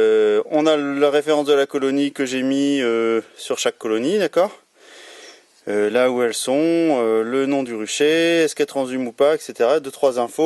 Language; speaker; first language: French; native; French